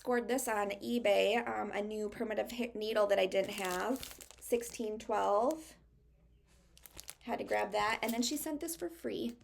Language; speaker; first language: English; native; English